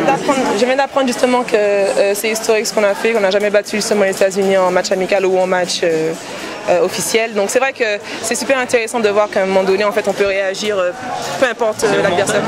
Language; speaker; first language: French; native; French